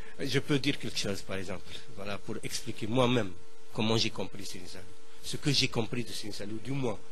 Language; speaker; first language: French; non-native, local second language; Arabic